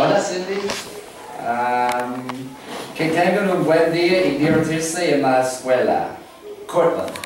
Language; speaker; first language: Spanish; non-native, learner; English